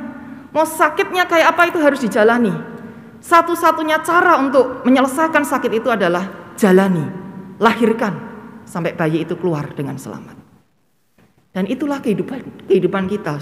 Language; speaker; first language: Indonesian; native; Indonesian